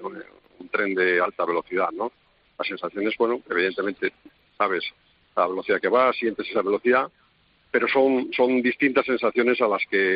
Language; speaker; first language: Spanish; native; Spanish